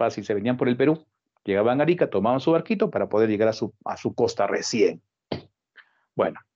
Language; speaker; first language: Spanish; native; Spanish